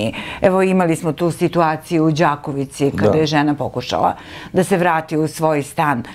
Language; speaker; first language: Serbian; native; Serbian